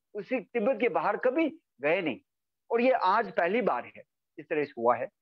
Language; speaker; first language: Hindi; native; Hindi